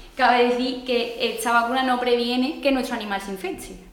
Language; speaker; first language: Spanish; native; Spanish